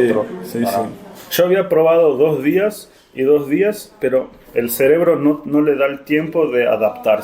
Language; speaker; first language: Spanish; non-native, fluent; Portuguese